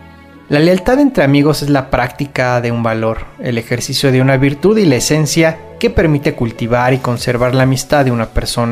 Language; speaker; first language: Spanish; native; Spanish